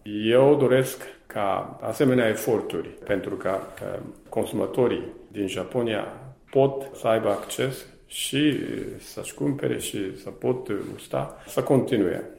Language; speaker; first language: Romanian; non-native, fluent; Japanese